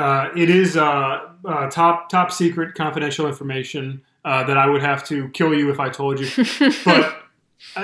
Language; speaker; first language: English; native; English